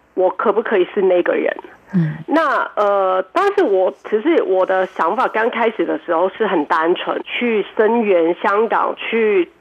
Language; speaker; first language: Chinese; non-native, local second language; Cantonese